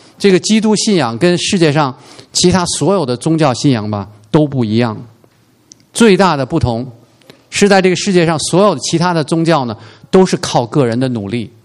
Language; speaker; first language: Chinese; native; Chinese